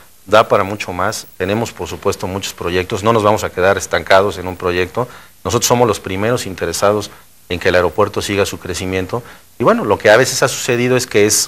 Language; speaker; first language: Spanish; native; Spanish